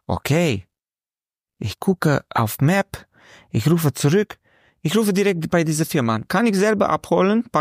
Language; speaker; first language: German; non-native, learner; Romanian